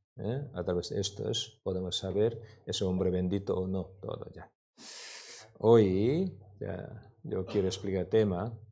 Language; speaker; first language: Spanish; non-native, learner; Korean